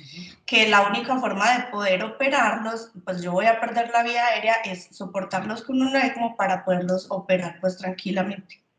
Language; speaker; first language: Spanish; native; Spanish